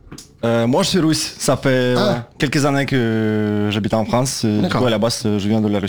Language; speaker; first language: French; non-native, fluent; Russian